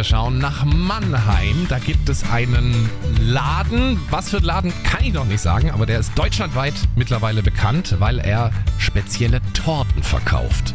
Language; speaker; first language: German; native; German